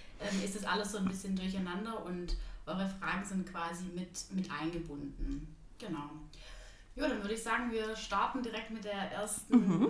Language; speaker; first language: German; native; German